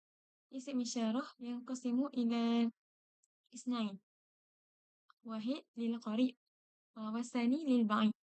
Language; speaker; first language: Arabic; non-native, learner; Malay